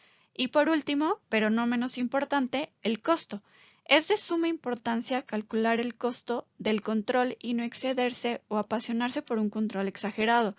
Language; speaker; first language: Spanish; native; Spanish